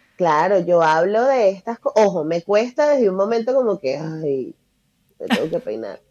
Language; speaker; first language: Spanish; native; Spanish